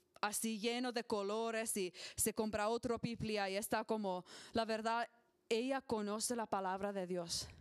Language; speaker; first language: Spanish; non-native, learner; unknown